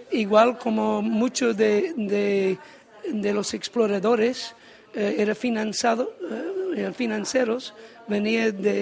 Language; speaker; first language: Spanish; non-native, learner; English